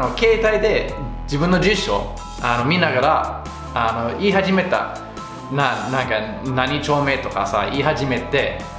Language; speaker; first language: Japanese; non-native, fluent; English